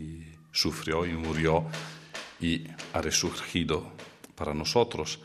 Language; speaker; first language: Spanish; non-native, fluent; Italian